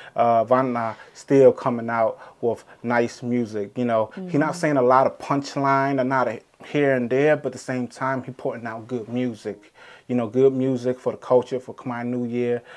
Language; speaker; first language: English; native; English